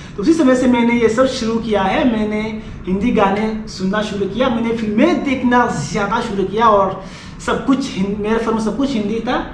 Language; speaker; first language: Hindi; non-native, fluent; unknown